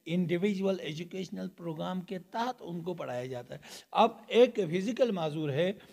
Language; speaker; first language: Urdu; non-native, local second language; Balti